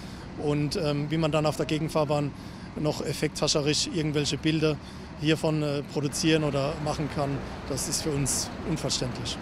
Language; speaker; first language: German; native; German